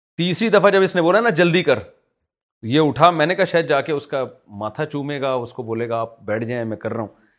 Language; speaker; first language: Urdu; native; Urdu